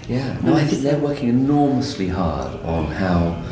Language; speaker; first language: English; native; English